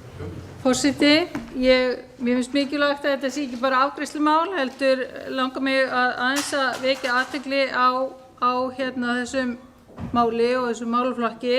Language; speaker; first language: Icelandic; native; Icelandic